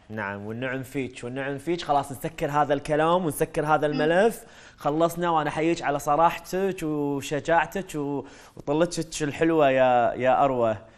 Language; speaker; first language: Arabic; native; Arabic